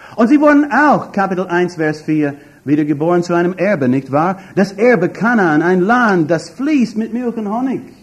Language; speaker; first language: German; non-native, fluent; English